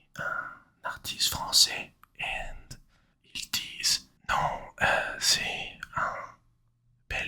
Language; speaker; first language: French; non-native, learner; English